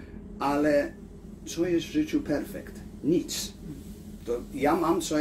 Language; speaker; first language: Polish; early bilingual, heritage; Polish